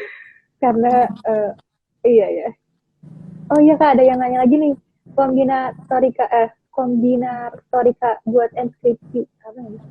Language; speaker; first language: Indonesian; native; Indonesian